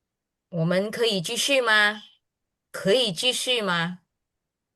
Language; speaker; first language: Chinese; non-native, fluent; Indonesian